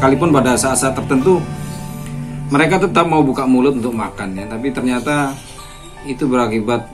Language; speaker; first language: Indonesian; native; Indonesian